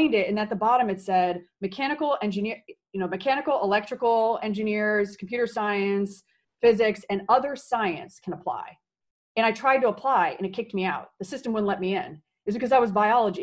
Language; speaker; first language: English; native; English